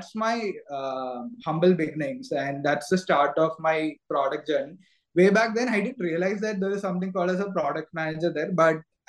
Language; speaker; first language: English; non-native, local second language; Malayalam